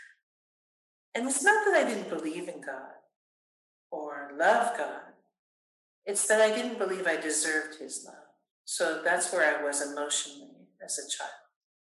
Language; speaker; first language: English; native; English